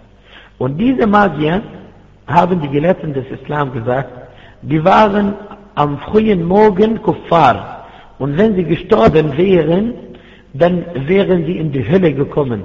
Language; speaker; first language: German; non-native, fluent; Arabic